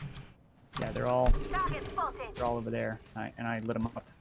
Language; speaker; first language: English; native; English